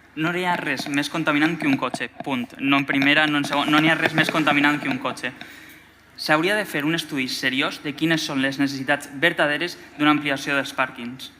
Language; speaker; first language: Catalan; native; Catalan